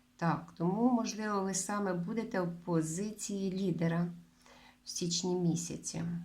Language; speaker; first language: Ukrainian; non-native, local second language; Russian